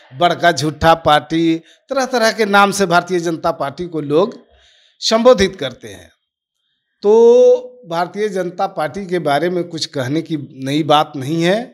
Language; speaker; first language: Hindi; native; Hindi